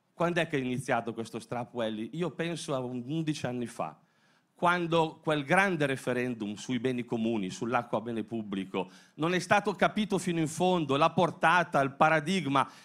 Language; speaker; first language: Italian; native; Italian